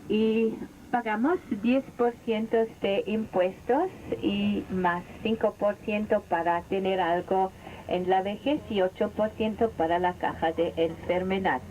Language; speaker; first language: Spanish; non-native, fluent; German